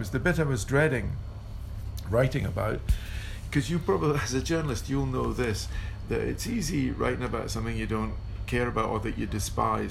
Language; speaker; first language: English; native; English